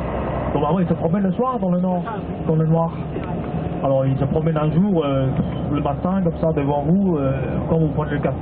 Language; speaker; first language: French; non-native, fluent; Cantonese